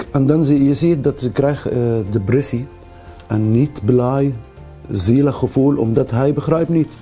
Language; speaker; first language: Dutch; non-native, learner; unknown